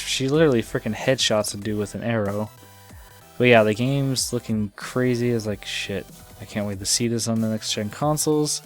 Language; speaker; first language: English; native; English